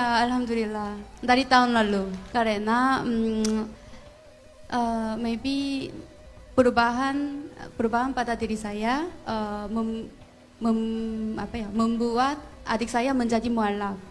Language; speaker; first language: Indonesian; non-native, fluent; Korean